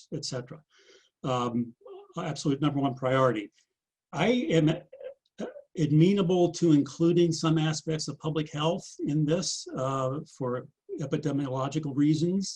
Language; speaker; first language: English; native; English